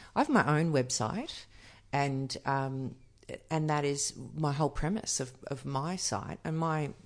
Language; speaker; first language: English; native; English